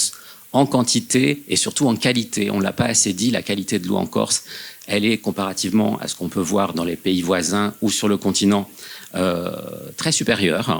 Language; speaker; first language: French; native; French